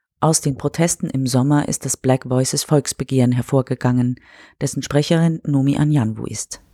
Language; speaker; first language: German; native; German